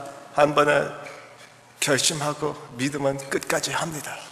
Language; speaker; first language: Korean; early bilingual, heritage; English